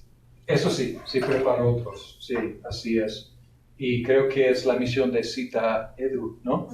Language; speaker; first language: Spanish; non-native, fluent; English